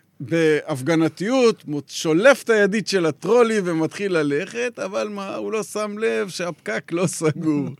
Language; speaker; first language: Hebrew; native; Hebrew